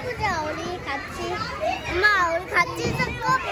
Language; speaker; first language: Korean; early bilingual, heritage; Korean